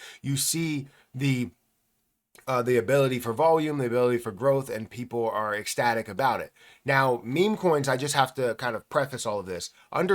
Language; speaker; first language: English; native; English